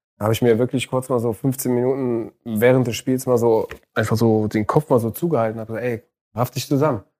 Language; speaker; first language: German; early bilingual, other home language; Arabic